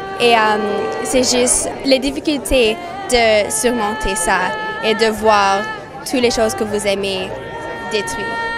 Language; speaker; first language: French; non-native, learner; English